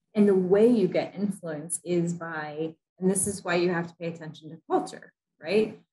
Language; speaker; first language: English; native; English